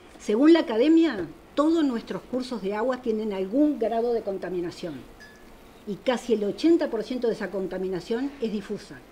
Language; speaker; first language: Spanish; native; Spanish